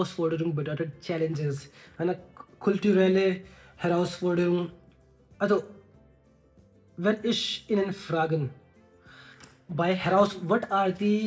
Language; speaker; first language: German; non-native, learner; Hindi